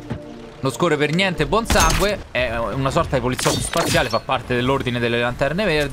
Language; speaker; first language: Italian; native; Italian